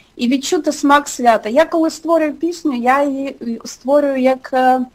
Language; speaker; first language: Ukrainian; native; Ukrainian